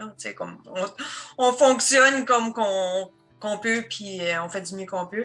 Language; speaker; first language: French; native; French